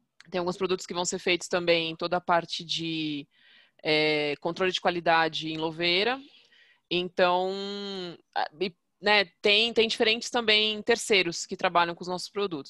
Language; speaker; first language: Portuguese; native; Portuguese